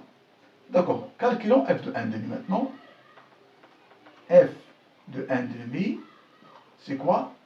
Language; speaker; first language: French; non-native, local second language; Arabic